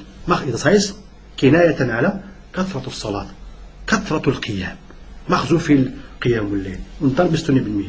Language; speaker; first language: German; non-native, learner; Arabic